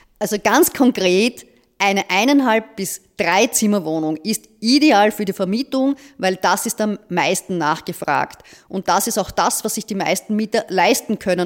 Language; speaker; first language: German; native; German